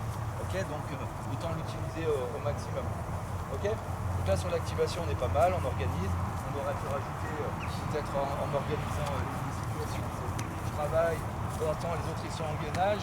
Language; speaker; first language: French; native; French